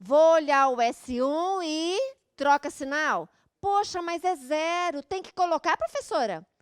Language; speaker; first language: Portuguese; native; Portuguese